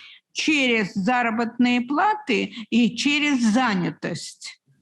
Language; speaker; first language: Russian; native; Russian